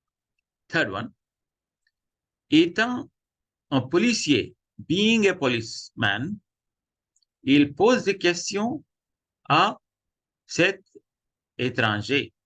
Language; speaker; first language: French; non-native, fluent; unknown